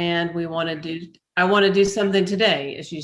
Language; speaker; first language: English; native; English